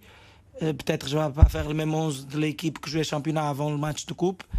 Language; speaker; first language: French; non-native, fluent; Portuguese